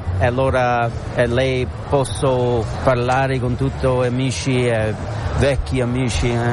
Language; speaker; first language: Italian; non-native, learner; English